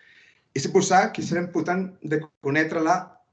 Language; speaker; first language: French; non-native, fluent; Spanish